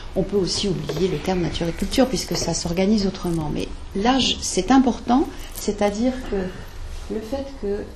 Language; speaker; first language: French; native; French